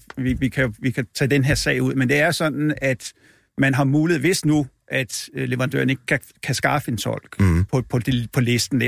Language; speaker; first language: Danish; native; Danish